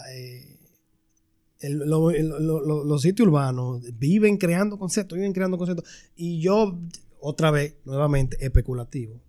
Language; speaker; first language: Spanish; native; Spanish